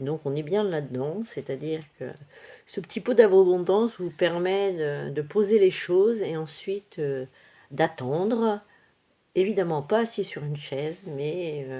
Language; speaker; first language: French; native; French